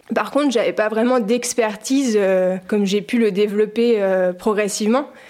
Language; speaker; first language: French; native; French